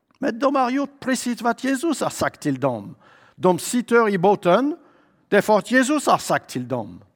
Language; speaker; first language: Swedish; non-native, fluent; French